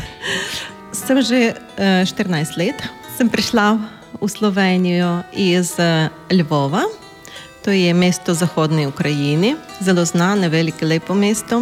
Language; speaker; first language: Slovenian; non-native, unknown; Ukrainian